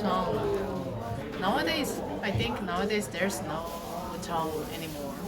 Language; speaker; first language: English; non-native, learner; Korean